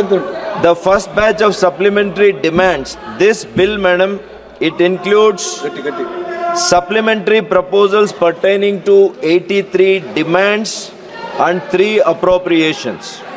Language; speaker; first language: English; non-native, local second language; Kannada